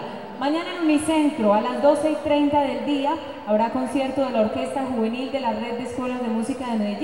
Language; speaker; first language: Spanish; native; Spanish